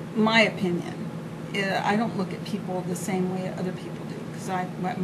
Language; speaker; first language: English; native; English